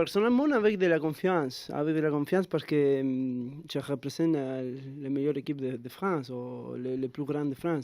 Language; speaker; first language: French; non-native, fluent; Spanish